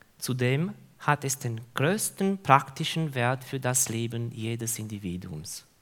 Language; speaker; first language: German; non-native, fluent; Hungarian